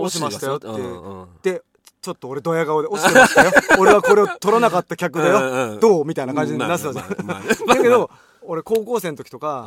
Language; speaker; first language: Japanese; native; Japanese